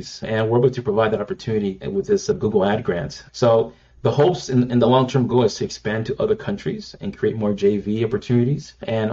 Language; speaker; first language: English; native; English